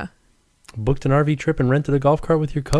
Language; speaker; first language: English; native; English